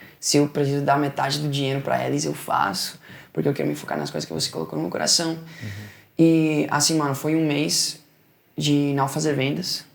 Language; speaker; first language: Portuguese; non-native, fluent; Spanish